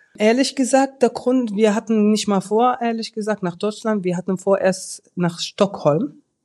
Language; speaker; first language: German; early bilingual, other home language; Arabic